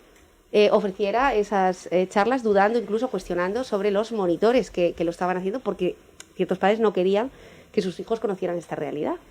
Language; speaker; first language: Spanish; native; Spanish